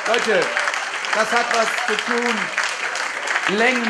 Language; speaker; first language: German; native; German